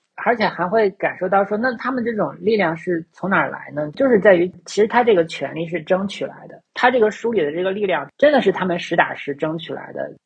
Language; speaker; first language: Chinese; native; Chinese